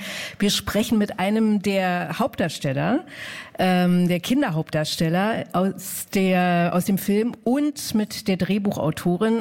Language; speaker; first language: German; native; German